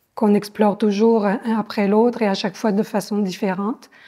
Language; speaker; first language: French; native; French